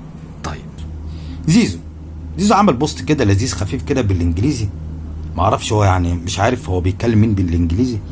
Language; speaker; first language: Arabic; native; Arabic